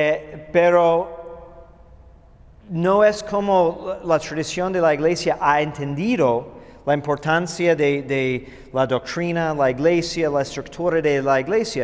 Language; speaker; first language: Spanish; non-native, fluent; English